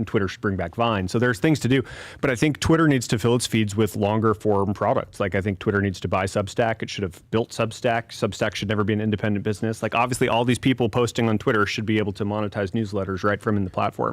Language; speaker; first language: English; native; English